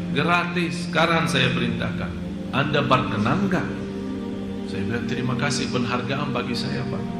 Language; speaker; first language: Indonesian; non-native, fluent; Arabic